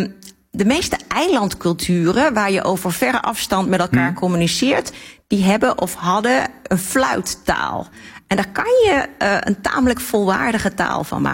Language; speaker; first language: Dutch; native; Dutch